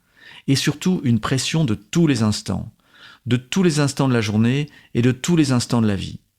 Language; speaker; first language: French; native; French